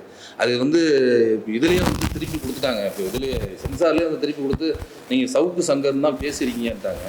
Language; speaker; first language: Tamil; native; Tamil